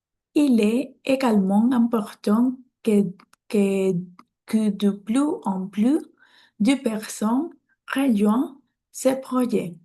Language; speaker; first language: French; non-native, learner; Spanish